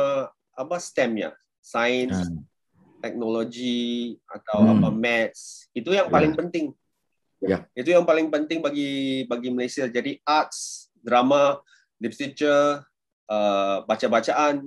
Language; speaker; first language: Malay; non-native, local second language; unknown